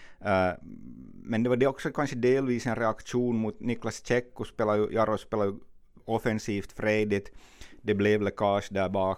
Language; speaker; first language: Swedish; native; Swedish